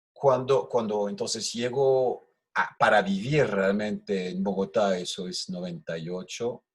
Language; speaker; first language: Spanish; non-native, fluent; French